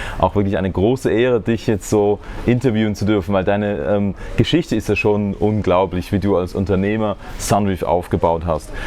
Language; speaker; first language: German; native; German